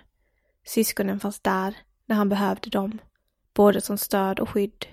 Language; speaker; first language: Swedish; native; Swedish